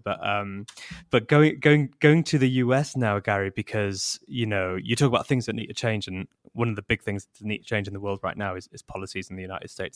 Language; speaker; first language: English; native; English